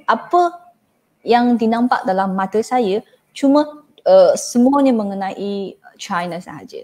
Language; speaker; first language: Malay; non-native, fluent; Chinese